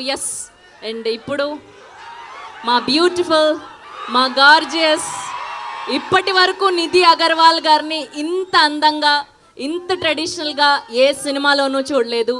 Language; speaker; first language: Telugu; native; Telugu